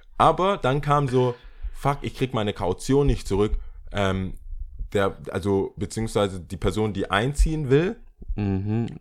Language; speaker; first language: German; early bilingual, other home language; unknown